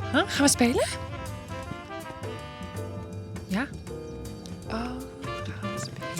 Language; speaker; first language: Dutch; early bilingual, heritage; Dutch